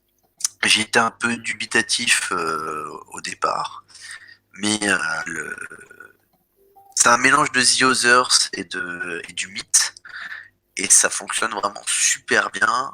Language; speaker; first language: French; native; French